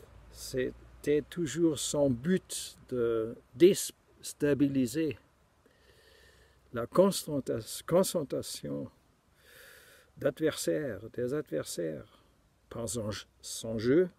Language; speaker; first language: French; non-native, fluent; German